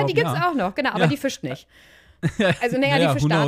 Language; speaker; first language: German; native; German